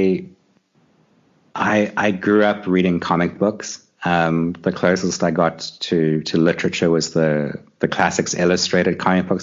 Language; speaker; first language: English; native; English